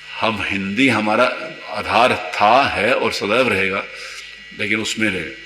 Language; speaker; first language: Hindi; native; Hindi